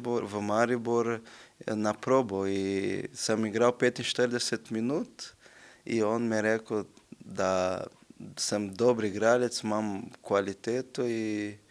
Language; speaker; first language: Slovenian; non-native, learner; Portuguese